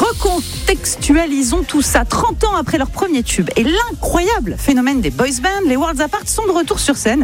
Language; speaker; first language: French; native; French